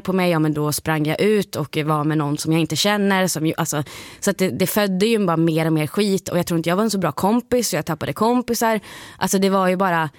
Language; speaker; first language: Swedish; native; Swedish